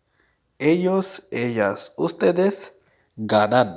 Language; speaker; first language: Spanish; non-native, fluent; Urdu